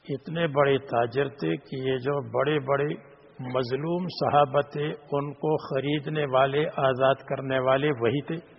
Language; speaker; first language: Urdu; native; Urdu